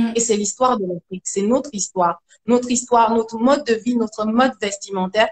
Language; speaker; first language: French; non-native, local second language; Mandingo